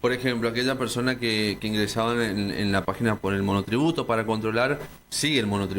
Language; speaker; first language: Spanish; native; Spanish